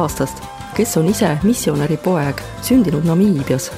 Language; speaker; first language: Estonian; native; Estonian